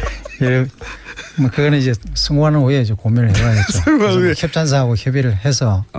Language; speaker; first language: Korean; native; Korean